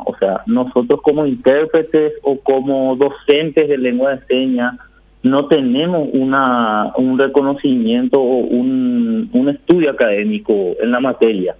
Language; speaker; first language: Spanish; native; Spanish